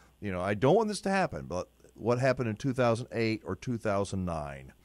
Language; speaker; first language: English; native; English